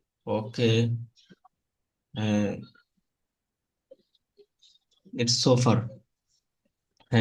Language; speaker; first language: English; non-native, fluent; Bangla